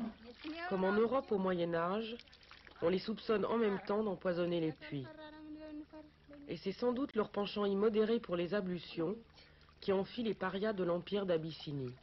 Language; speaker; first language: French; native; French